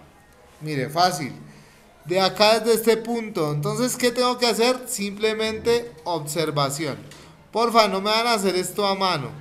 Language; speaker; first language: Spanish; native; Spanish